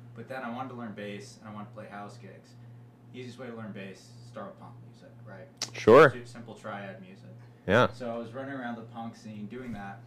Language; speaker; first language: English; native; English